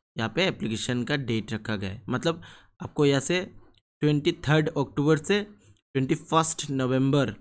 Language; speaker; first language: Hindi; non-native, local second language; Bangla